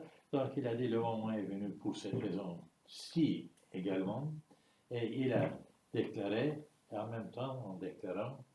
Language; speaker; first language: French; non-native, fluent; Turkish